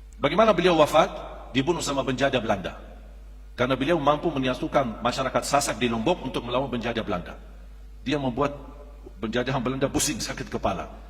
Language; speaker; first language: Indonesian; non-native, fluent; Arabic